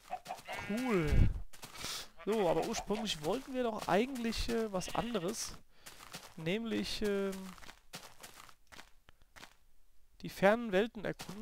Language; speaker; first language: German; native; German